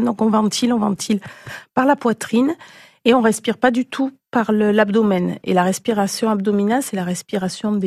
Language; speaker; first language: French; native; French